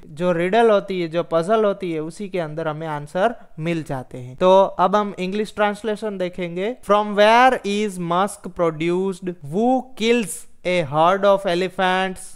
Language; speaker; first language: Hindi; non-native, local second language; Gujarati